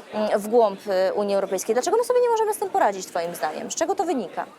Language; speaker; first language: Polish; native; Polish